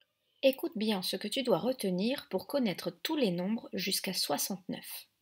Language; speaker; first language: French; native; French